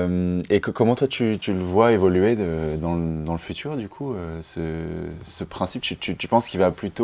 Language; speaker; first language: French; native; French